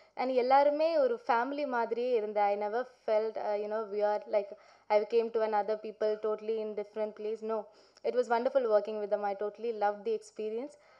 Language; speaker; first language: Tamil; non-native, learner; Malayalam